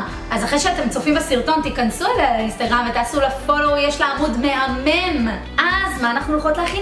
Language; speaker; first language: Hebrew; native; Hebrew